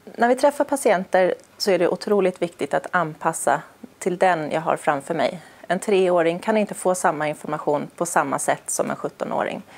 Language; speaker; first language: Swedish; native; Swedish